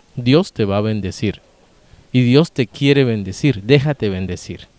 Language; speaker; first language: Spanish; native; Spanish